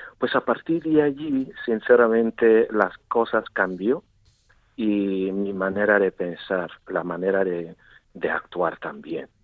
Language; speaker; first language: Spanish; non-native, fluent; Igbo